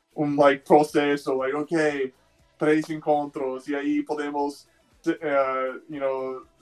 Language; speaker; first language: Portuguese; non-native, fluent; English